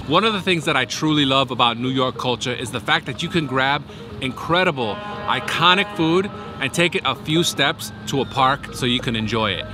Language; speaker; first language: English; native; English